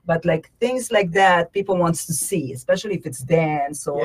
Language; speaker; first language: English; non-native, fluent; Hebrew